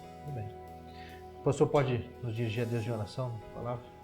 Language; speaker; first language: Portuguese; native; Portuguese